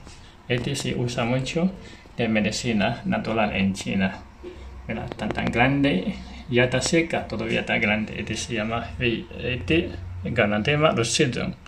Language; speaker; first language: Spanish; non-native, learner; Chinese